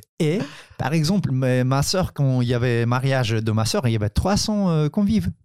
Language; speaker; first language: French; non-native, fluent; Ukrainian